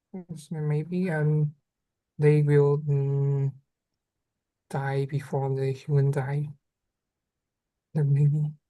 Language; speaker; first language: English; non-native, learner; Vietnamese